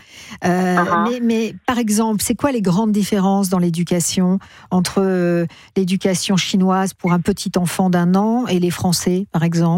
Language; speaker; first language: French; native; French